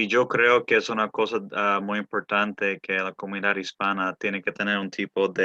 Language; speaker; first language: Spanish; early bilingual, heritage; Spanish